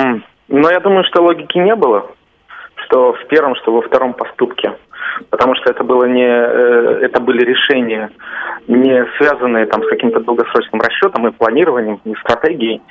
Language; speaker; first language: Russian; native; Russian